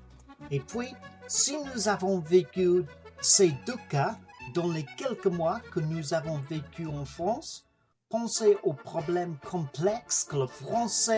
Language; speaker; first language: French; non-native, learner; English